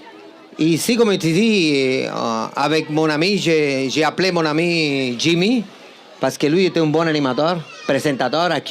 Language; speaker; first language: French; non-native, fluent; Spanish